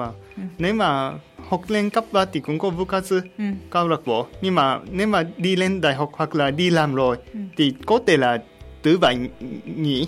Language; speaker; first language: Vietnamese; non-native, learner; Japanese